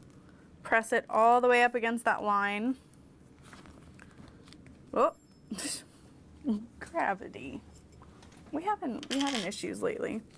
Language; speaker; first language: English; native; English